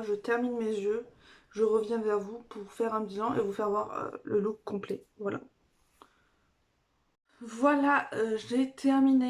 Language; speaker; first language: French; native; French